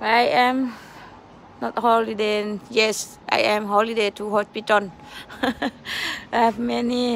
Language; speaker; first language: English; non-native, learner; Thai